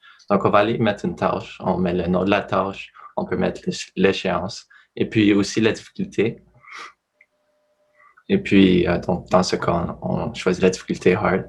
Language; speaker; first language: French; native; French